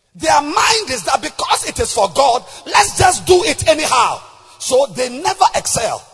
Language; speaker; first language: English; non-native, local second language; Akan